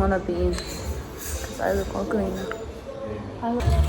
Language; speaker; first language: English; non-native, learner; Korean